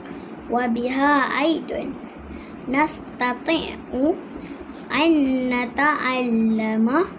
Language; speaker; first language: Arabic; non-native, learner; Malay